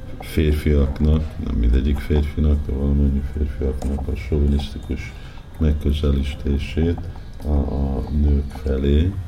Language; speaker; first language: Hungarian; early bilingual, heritage; Hungarian